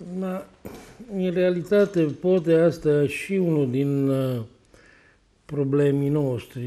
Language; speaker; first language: Romanian; non-native, learner; Italian